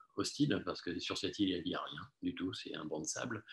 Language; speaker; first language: French; native; French